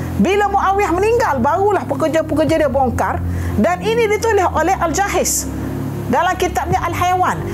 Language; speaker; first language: Malay; native; Malay